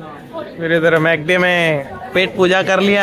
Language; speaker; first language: Hindi; native; Hindi